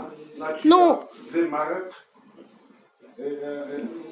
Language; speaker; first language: Russian; non-native, learner; Bulgarian